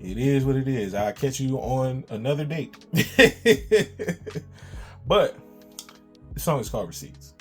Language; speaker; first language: English; native; English